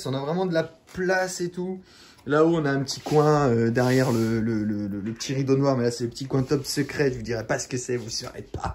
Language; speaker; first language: French; native; French